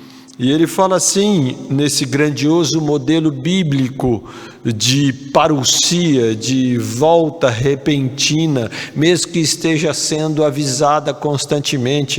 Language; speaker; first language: Portuguese; native; Portuguese